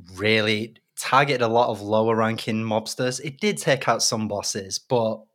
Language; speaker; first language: English; native; English